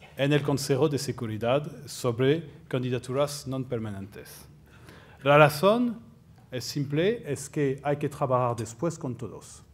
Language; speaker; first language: Spanish; non-native, fluent; French